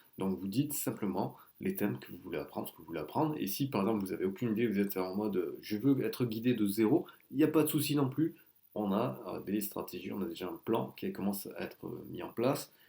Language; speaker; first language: French; native; French